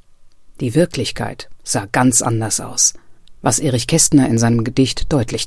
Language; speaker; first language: German; native; German